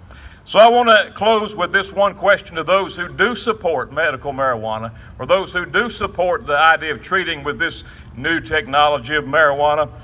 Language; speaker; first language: English; native; English